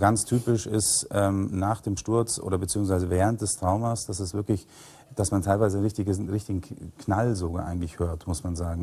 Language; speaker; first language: German; native; German